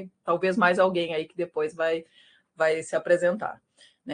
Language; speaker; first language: Portuguese; native; Portuguese